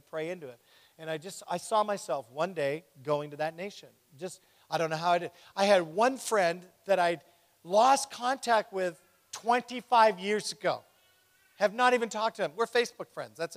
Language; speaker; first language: English; native; English